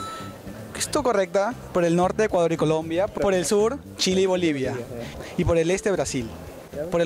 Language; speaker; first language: Spanish; native; Spanish